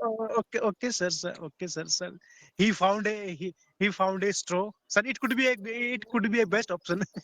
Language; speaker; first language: English; non-native, learner; Hindi